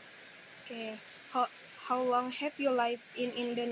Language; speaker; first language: English; non-native, learner; Indonesian